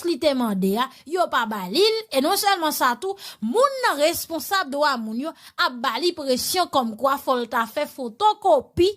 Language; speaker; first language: Haitian Creole; native; Haitian Creole